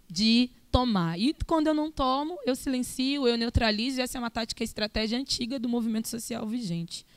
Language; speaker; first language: Portuguese; native; Portuguese